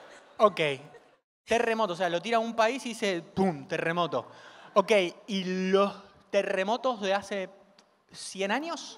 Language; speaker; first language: Spanish; native; Spanish